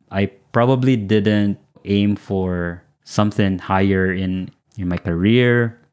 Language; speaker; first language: English; non-native, local second language; Filipino